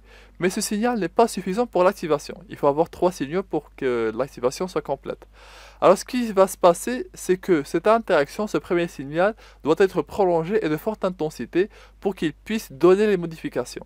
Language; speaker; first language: French; non-native, local second language; Arabic